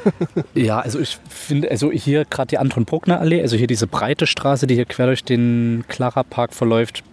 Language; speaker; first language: German; native; German